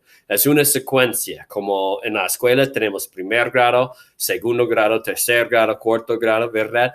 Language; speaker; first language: Spanish; non-native, fluent; English